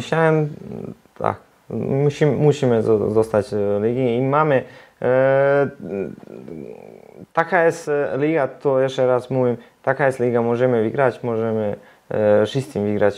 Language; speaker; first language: Polish; non-native, learner; Serbian